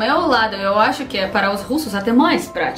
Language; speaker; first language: Portuguese; non-native, learner; Russian